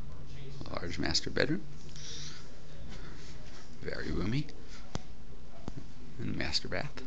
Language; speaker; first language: English; native; English